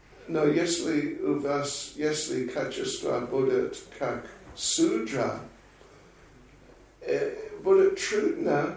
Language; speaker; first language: Russian; non-native, learner; English